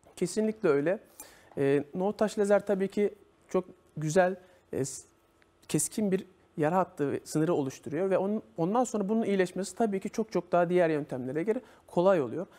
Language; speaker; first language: Turkish; native; Turkish